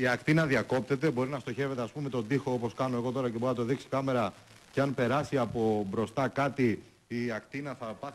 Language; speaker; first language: Greek; native; Greek